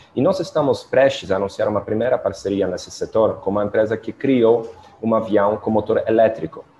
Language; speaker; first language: Portuguese; non-native, fluent; Polish